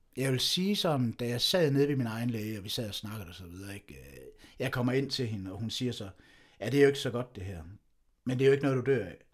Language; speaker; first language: Danish; native; Danish